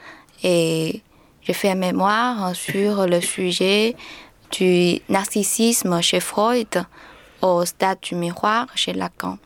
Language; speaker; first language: French; non-native, learner; Chinese